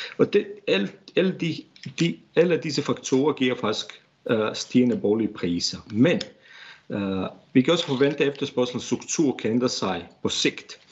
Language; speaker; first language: Danish; non-native, fluent; Bosnian